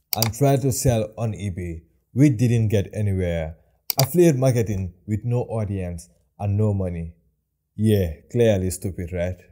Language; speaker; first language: English; non-native, local second language; Wolof